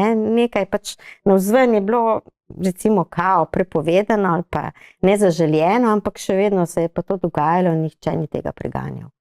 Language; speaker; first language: Slovenian; native; Slovenian